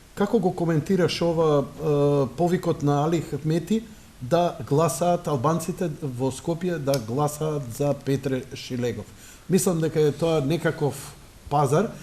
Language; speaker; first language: Macedonian; native; Macedonian